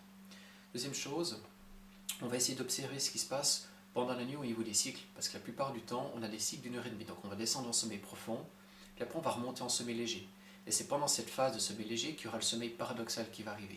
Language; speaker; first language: French; native; French